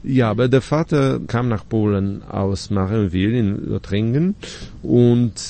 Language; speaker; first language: German; non-native, fluent; Polish